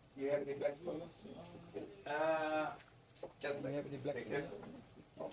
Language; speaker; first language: English; non-native, learner; Thai